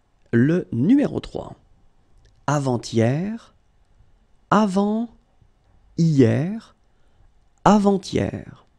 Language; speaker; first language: French; native; French